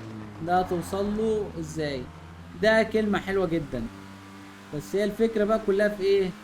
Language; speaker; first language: Arabic; native; Arabic